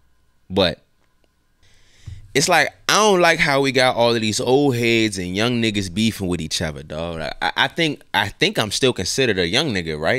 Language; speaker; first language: English; native; English